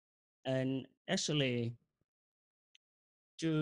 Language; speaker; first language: English; non-native, fluent; Vietnamese